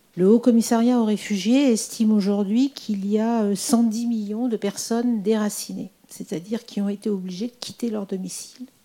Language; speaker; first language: French; native; French